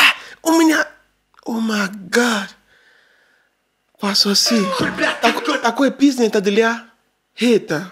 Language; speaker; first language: Russian; non-native, learner; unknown